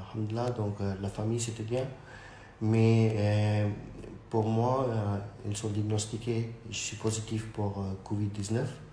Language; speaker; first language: French; non-native, learner; Urdu